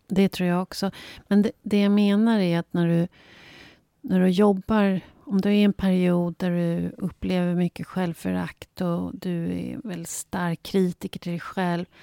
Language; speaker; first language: Swedish; native; Swedish